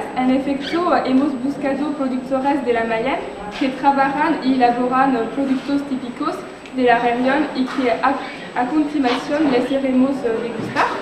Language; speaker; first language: Spanish; non-native, learner; French